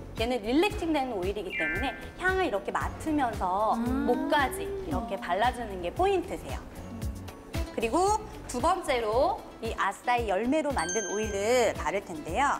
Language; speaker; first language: Korean; native; Korean